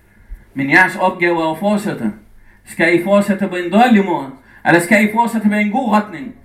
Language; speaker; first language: Danish; non-native, fluent; Arabic